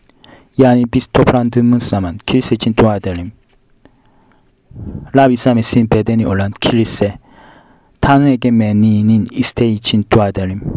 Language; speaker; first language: Turkish; non-native, fluent; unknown